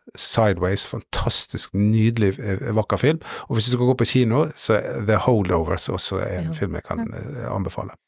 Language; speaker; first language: Norwegian; native; Norwegian